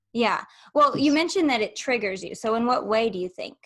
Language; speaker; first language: English; native; English